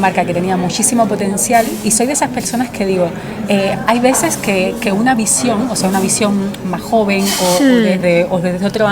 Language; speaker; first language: Spanish; native; Spanish